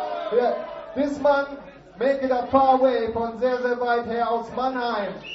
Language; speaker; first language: German; native; German